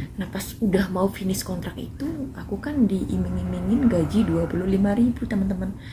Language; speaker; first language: Indonesian; non-native, local second language; Javanese